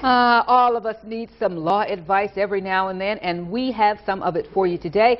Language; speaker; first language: English; native; English